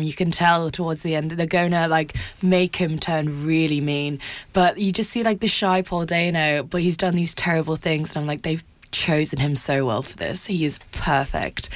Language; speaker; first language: English; native; English